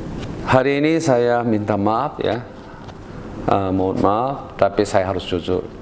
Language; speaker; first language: Indonesian; non-native, learner; Korean